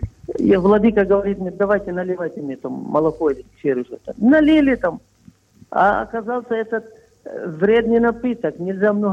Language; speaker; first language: Russian; non-native, fluent; Arabic